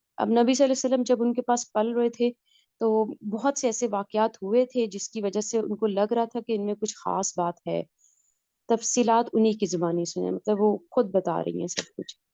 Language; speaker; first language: Urdu; native; Urdu